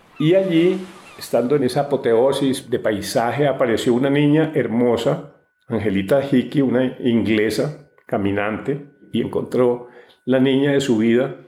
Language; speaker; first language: Spanish; native; Spanish